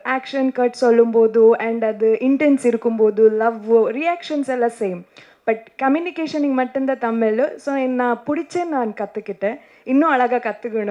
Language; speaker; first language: Tamil; non-native, learner; Kannada